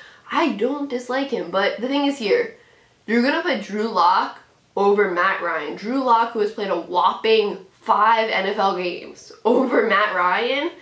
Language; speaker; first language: English; native; English